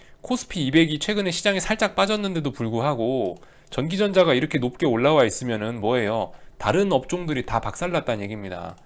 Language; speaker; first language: Korean; native; Korean